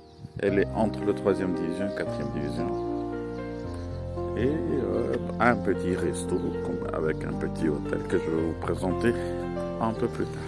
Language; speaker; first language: French; non-native, fluent; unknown